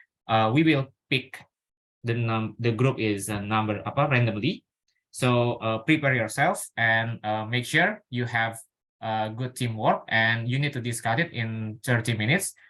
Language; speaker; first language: English; non-native, learner; Indonesian